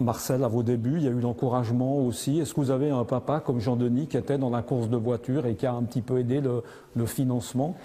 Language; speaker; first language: French; native; French